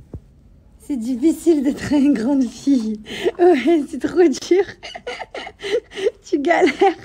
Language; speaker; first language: French; native; French